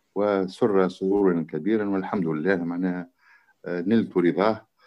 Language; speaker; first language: Arabic; native; Arabic